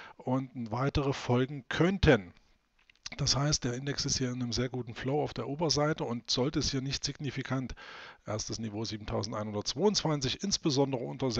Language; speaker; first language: German; native; German